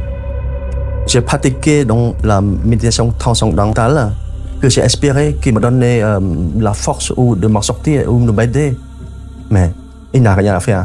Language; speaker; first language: French; non-native, fluent; Khmer